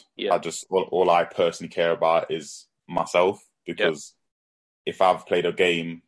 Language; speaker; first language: English; native; English